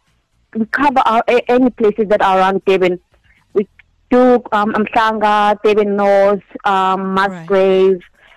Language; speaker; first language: English; non-native, local second language; Zulu